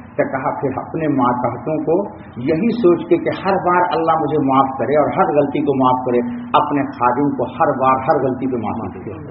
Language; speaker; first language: Urdu; native; Urdu